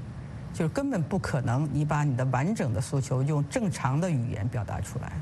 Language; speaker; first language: Chinese; native; Chinese